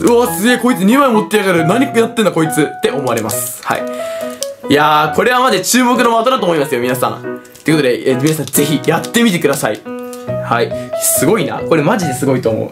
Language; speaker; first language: Japanese; native; Japanese